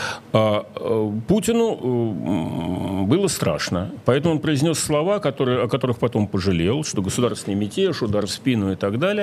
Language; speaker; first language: Russian; native; Russian